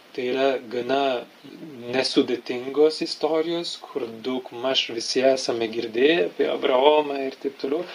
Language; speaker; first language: Lithuanian; non-native, fluent; French